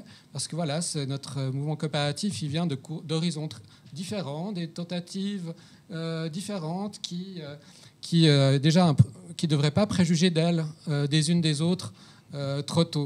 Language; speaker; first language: French; native; French